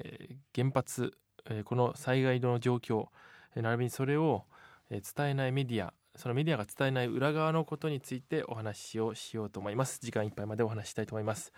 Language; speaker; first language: Japanese; native; Japanese